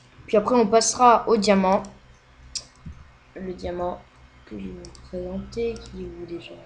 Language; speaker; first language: French; native; French